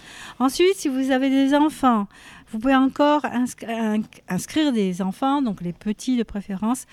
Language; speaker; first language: French; native; French